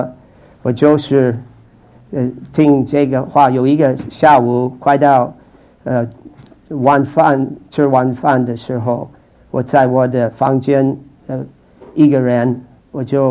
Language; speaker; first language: Chinese; non-native, fluent; English